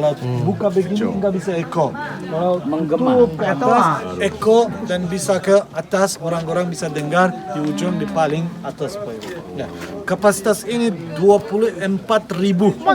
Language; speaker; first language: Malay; non-native, fluent; Turkish